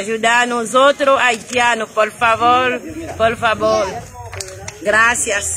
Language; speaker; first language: Spanish; non-native, learner; Haitian Creole